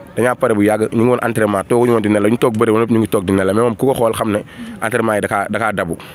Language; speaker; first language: Wolof; non-native, local second language; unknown